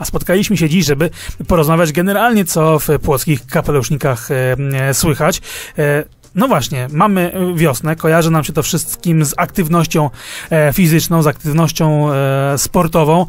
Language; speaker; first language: Polish; native; Polish